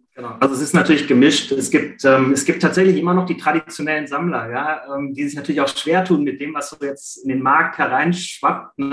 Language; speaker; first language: German; native; German